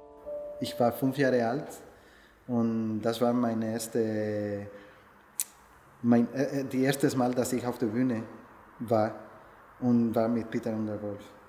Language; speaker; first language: German; non-native, learner; Spanish